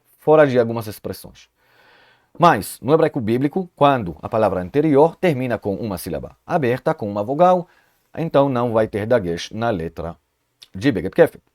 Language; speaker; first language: Portuguese; non-native, fluent; Hebrew